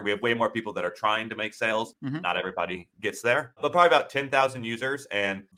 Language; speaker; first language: English; native; English